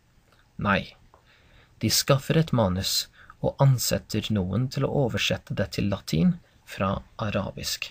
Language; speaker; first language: Norwegian; non-native, fluent; English